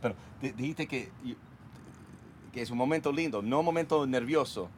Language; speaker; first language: Spanish; non-native, learner; English